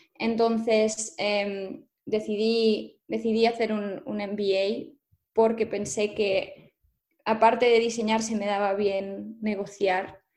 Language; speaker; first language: Spanish; native; Spanish